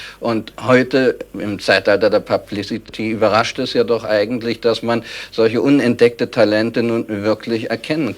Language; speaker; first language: German; native; German